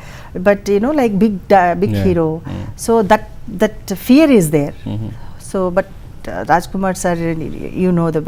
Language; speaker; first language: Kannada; non-native, learner; Telugu